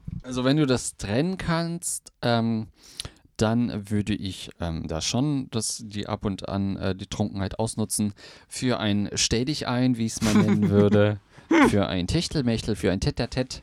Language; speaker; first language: German; native; German